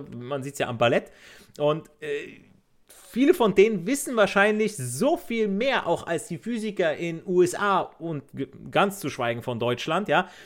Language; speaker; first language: German; native; German